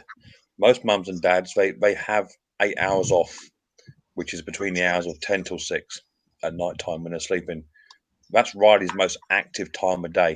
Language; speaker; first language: English; native; English